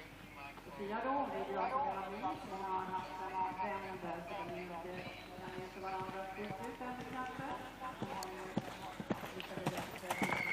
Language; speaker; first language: Swedish; native; Swedish